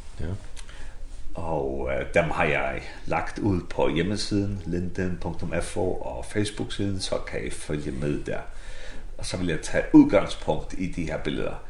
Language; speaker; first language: Danish; non-native, local second language; Faroese